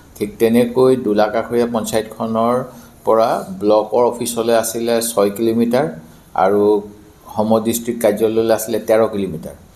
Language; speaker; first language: Assamese; native; Assamese